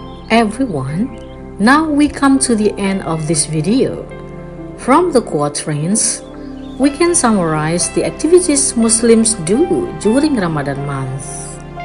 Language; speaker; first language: English; non-native, fluent; Indonesian